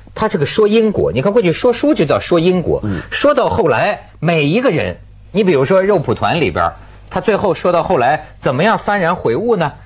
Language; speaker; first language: Chinese; native; Chinese